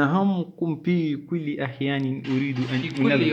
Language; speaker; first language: Arabic; non-native, learner; Urdu